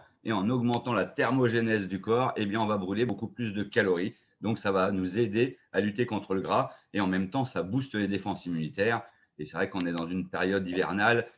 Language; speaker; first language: French; native; French